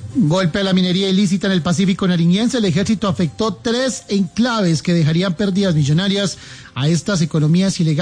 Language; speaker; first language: Spanish; native; Spanish